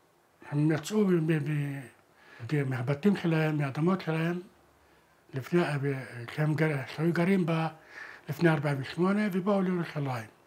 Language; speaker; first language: Hebrew; non-native, local second language; Arabic